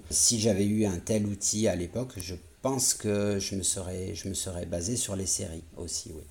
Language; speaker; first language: French; native; French